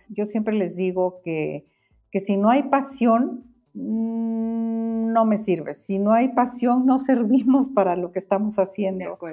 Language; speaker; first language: Spanish; native; Spanish